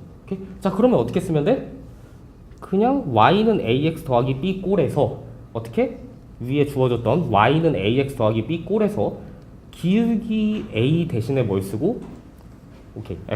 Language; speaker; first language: Korean; native; Korean